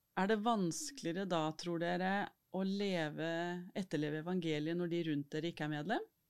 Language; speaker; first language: Norwegian; native; Norwegian